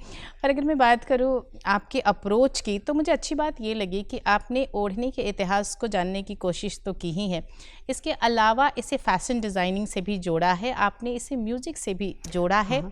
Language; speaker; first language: Hindi; native; Hindi